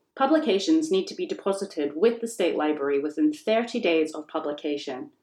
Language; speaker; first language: English; native; English